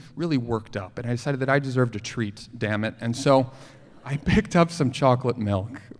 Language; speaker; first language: English; native; English